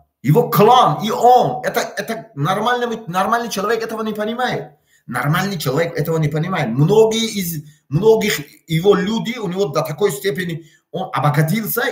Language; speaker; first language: Russian; non-native, local second language; Tajik